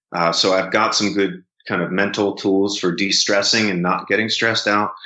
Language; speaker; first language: English; native; English